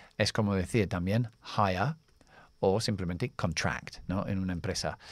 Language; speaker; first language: Spanish; non-native, fluent; English